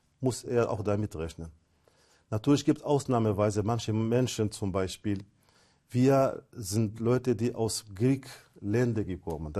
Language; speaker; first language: German; non-native, fluent; Arabic